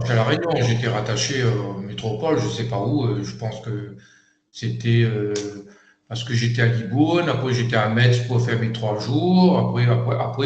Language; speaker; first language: French; native; French